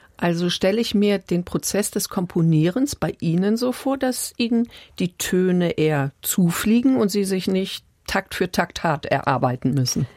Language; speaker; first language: German; native; German